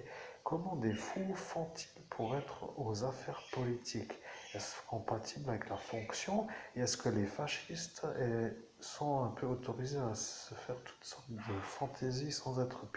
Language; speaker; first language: French; native; French